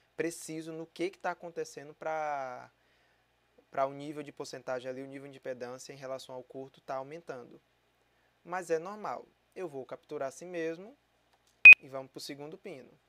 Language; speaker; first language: Portuguese; native; Portuguese